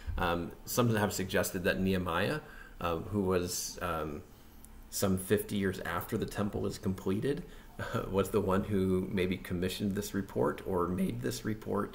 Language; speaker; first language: English; native; English